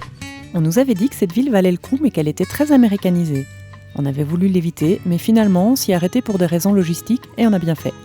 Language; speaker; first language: French; native; French